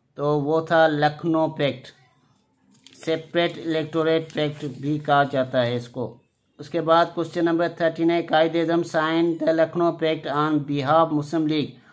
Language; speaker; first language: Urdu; non-native, local second language; Sindhi